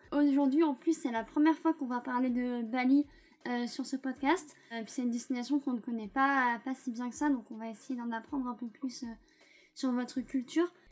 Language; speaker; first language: French; native; French